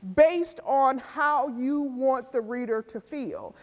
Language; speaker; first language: English; native; English